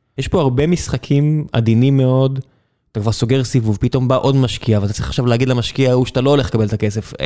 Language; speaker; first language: Hebrew; native; Hebrew